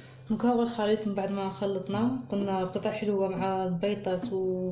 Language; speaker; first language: Arabic; native; Arabic